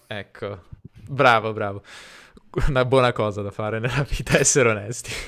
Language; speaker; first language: Italian; native; Italian